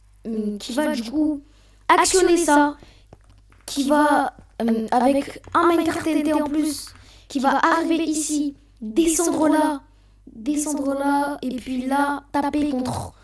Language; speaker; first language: French; native; French